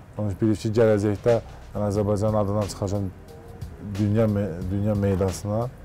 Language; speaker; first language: Azerbaijani; early bilingual, heritage; Azerbaijani